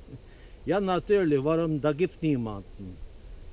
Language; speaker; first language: German; non-native, fluent; Turkish